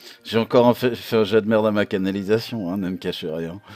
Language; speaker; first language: French; native; French